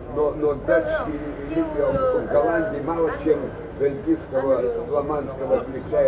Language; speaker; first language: Russian; non-native, fluent; Lithuanian